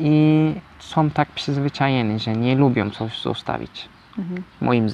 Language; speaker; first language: Polish; non-native, learner; Turkish